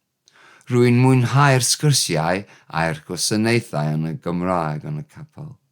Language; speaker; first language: Welsh; non-native, learner; English